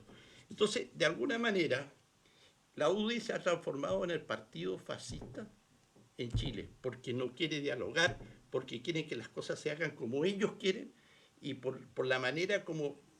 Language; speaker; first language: Spanish; native; Spanish